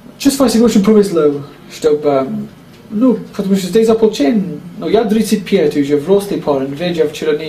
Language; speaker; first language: Russian; non-native, learner; English